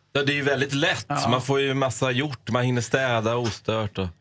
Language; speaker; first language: Swedish; non-native, fluent; Persian